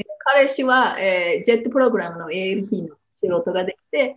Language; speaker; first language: Japanese; non-native, fluent; English